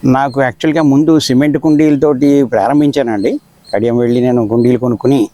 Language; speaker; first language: Telugu; native; Telugu